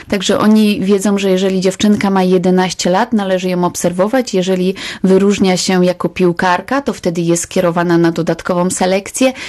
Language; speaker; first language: Polish; native; Polish